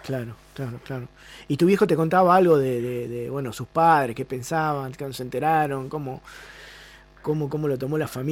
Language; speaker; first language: Spanish; native; Spanish